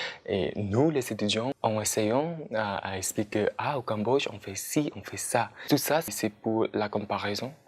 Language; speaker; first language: French; non-native, fluent; Khmer